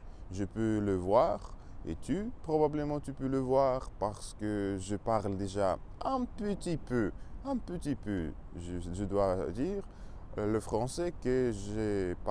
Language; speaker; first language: French; non-native, learner; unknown